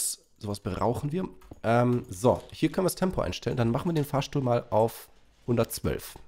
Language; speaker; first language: German; native; German